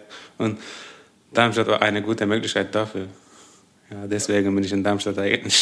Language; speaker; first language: German; non-native, fluent; Turkish